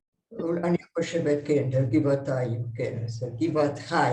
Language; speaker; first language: Hebrew; non-native, fluent; Hungarian